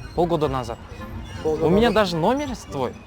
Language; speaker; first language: Russian; non-native, local second language; Kazakh